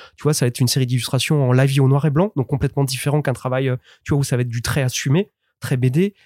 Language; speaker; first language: French; native; French